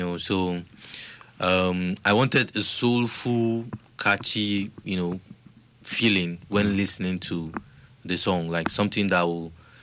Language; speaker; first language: English; non-native, local second language; Igbo